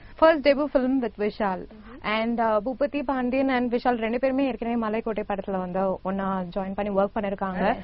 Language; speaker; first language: Tamil; native; Tamil